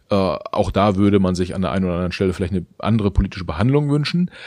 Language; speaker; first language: German; native; German